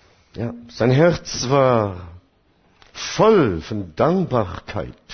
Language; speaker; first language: German; non-native, fluent; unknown